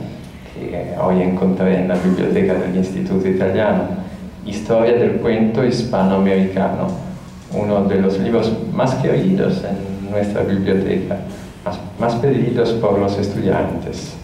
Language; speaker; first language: Spanish; non-native, fluent; Italian